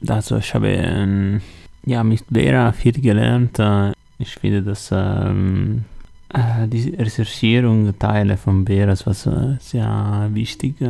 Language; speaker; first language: German; non-native, learner; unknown